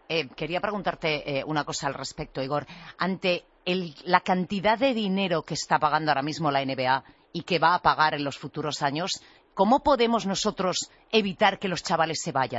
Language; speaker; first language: Spanish; native; Spanish